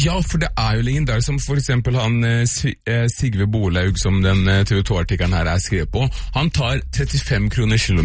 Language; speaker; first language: Norwegian; native; Norwegian